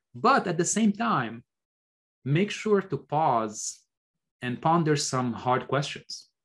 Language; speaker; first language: English; non-native, fluent; Arabic